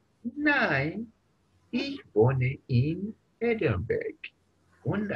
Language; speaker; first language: German; non-native, fluent; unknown